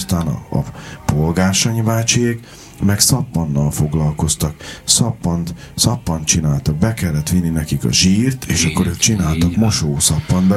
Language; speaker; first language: Hungarian; native; Hungarian